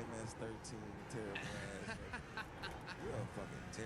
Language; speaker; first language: English; native; English